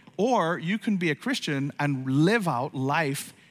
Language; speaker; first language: English; native; English